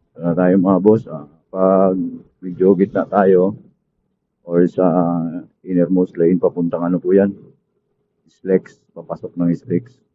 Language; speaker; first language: Filipino; non-native, local second language; Bikol